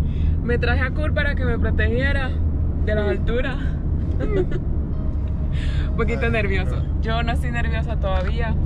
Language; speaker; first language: Spanish; native; Spanish